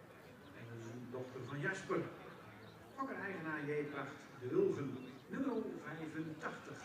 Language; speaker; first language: Dutch; native; Dutch